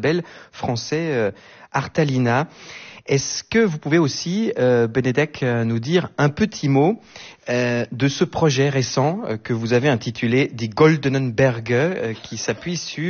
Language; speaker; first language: French; native; French